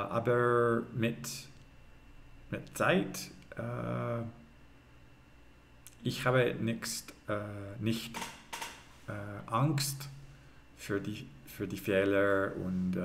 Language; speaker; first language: German; non-native, learner; English